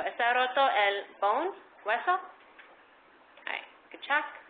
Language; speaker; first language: Spanish; early bilingual, heritage; Spanish